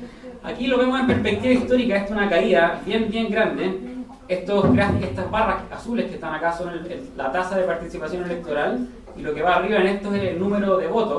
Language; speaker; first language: Spanish; native; Spanish